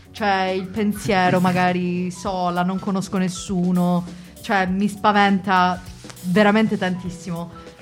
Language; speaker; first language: Italian; native; Italian